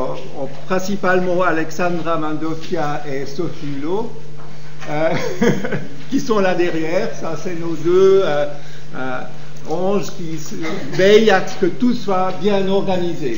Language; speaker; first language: French; native; French